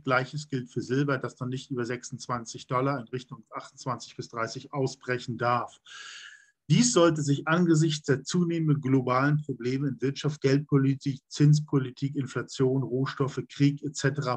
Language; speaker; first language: German; native; German